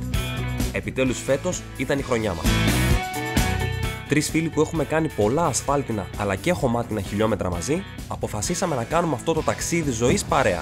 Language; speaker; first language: Greek; native; Greek